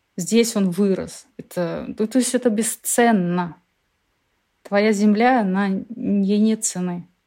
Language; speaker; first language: Russian; native; Russian